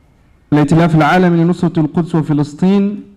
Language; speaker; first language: Arabic; native; Arabic